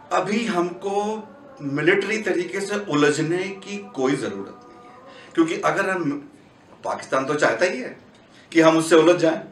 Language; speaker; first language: Hindi; native; Hindi